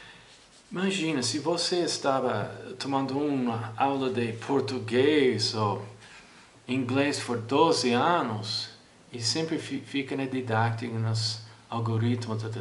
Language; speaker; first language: Portuguese; non-native, fluent; English